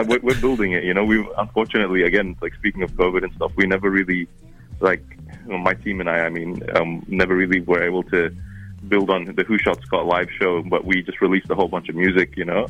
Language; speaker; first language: English; non-native, local second language; Arabic